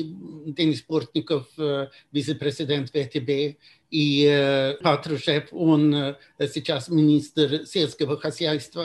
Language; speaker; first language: Russian; non-native, fluent; Swedish